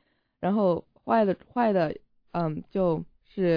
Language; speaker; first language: Chinese; early bilingual, heritage; Chinese